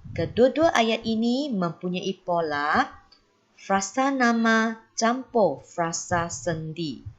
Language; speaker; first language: Malay; non-native, local second language; Chinese